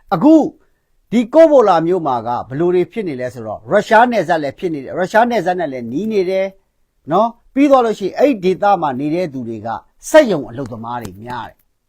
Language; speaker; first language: Burmese; non-native, local second language; Kachin